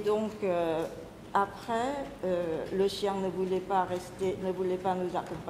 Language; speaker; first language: French; non-native, local second language; Khmer